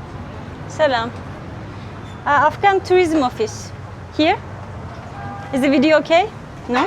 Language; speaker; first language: English; non-native, learner; Turkish